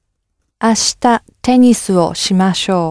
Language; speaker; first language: Japanese; non-native, learner; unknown